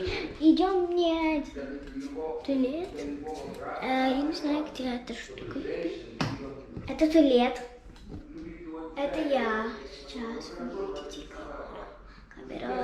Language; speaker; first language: Russian; non-native, learner; English